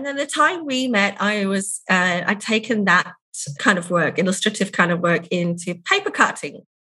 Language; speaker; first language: English; native; English